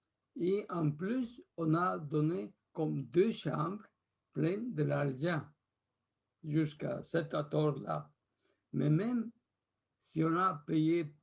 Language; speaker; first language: French; non-native, fluent; Spanish